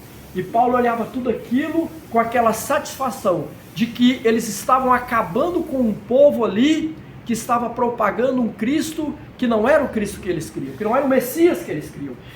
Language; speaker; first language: Portuguese; native; Portuguese